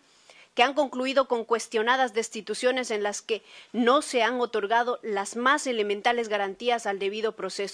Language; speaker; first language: Spanish; native; Spanish